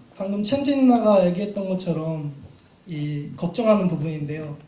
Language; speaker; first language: Korean; native; Korean